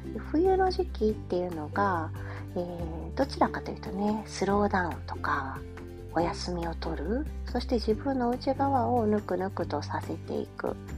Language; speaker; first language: Japanese; native; Japanese